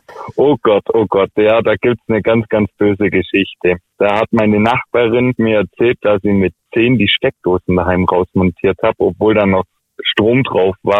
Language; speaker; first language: German; native; German